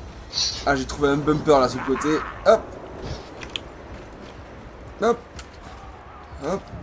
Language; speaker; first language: French; native; French